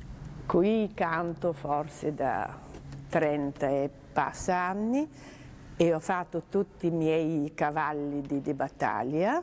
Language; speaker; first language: Italian; non-native, fluent; Bulgarian